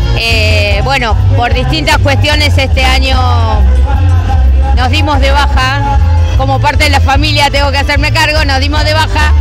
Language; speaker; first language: Spanish; native; Spanish